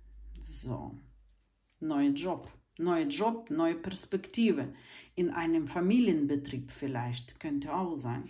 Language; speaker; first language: German; non-native, fluent; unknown